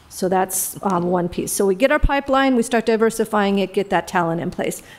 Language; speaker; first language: English; native; English